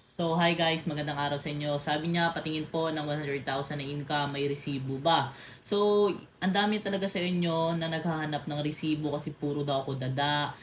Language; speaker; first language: Filipino; non-native, local second language; Cebuano